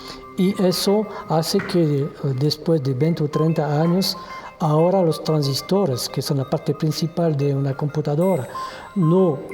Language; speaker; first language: Spanish; non-native, fluent; French